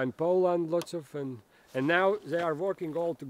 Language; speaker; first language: English; non-native, learner; Latvian